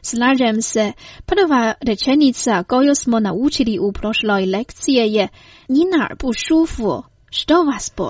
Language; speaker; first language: Croatian; non-native, fluent; Chinese